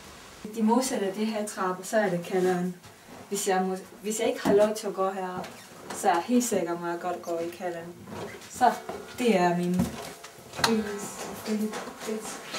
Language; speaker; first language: Danish; non-native, fluent; Romanian